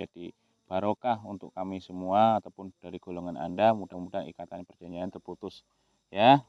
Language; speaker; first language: Indonesian; native; Indonesian